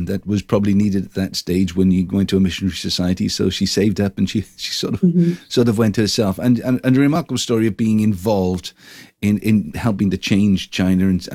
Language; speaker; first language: English; native; English